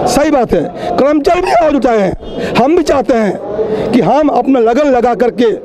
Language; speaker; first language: Hindi; non-native, local second language; Bangla